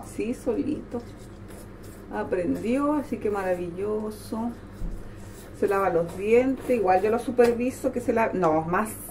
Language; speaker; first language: Spanish; native; Spanish